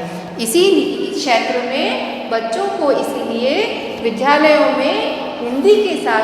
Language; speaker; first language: Hindi; native; Hindi